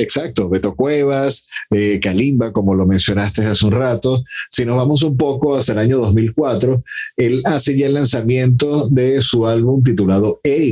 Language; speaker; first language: Spanish; native; Spanish